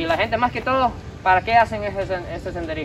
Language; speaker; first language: Spanish; non-native, fluent; Japanese